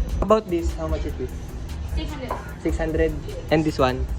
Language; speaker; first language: English; non-native, local second language; Filipino